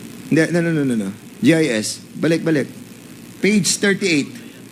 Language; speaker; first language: English; non-native, local second language; Filipino